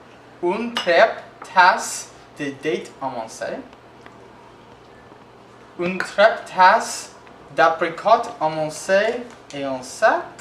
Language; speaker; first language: French; non-native, learner; English